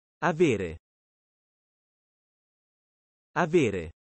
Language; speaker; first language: Italian; non-native, fluent; Russian